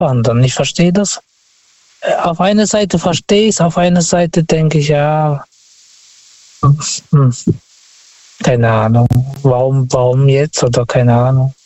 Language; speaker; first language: German; non-native, fluent; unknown